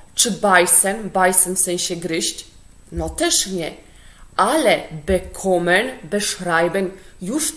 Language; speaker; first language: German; non-native, fluent; Polish